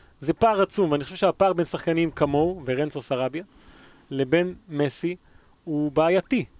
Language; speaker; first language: Hebrew; early bilingual, other home language; Spanish